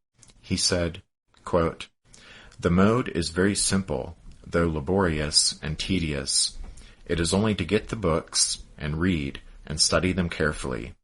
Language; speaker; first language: English; native; English